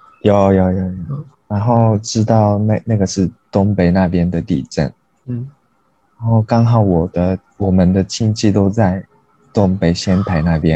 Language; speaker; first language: Chinese; non-native, learner; Japanese